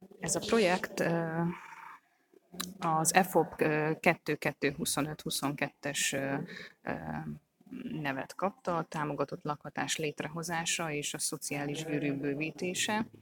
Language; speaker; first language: Hungarian; native; Hungarian